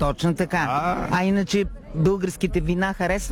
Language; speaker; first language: Bulgarian; native; Bulgarian